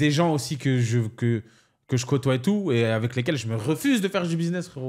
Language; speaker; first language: French; native; French